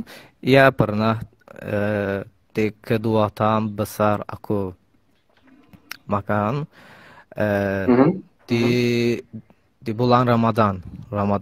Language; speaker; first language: Indonesian; non-native, learner; Azerbaijani